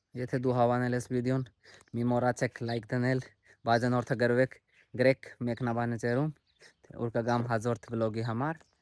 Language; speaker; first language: Armenian; non-native, learner; Hindi